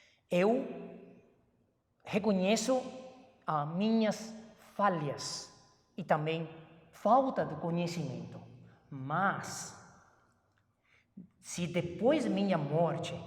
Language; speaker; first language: Portuguese; non-native, fluent; Chinese